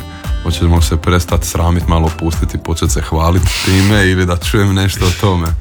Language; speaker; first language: Serbian; native; Serbian